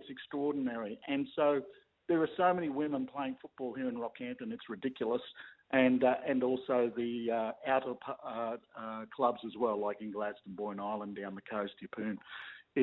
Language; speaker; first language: English; native; English